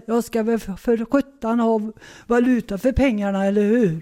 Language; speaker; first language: Swedish; native; Swedish